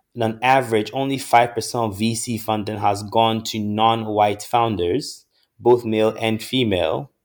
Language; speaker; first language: English; non-native, local second language; Akan